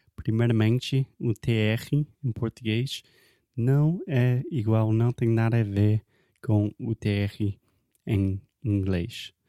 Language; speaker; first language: Portuguese; non-native, fluent; English